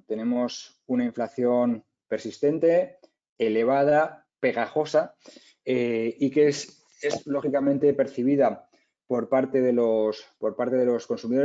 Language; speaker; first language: Spanish; native; Spanish